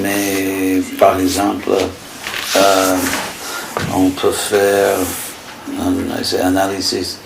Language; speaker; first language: French; non-native, fluent; English